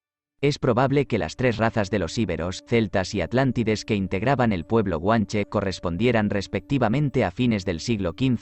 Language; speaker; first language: Spanish; native; Spanish